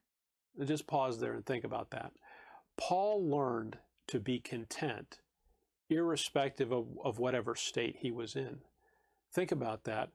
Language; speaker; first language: English; native; English